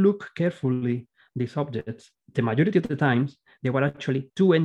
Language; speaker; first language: English; non-native, fluent; Spanish